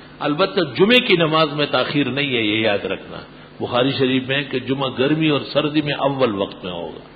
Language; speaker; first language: Urdu; non-native, local second language; Pashto